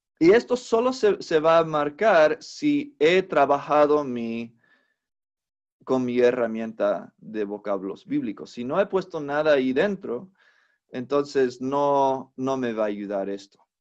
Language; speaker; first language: Spanish; non-native, fluent; English